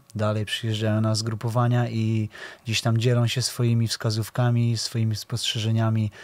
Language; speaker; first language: Polish; native; Polish